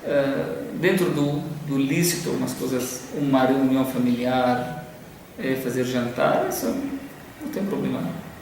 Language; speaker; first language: Portuguese; non-native, fluent; Arabic